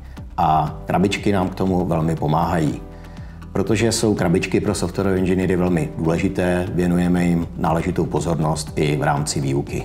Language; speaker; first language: Czech; native; Czech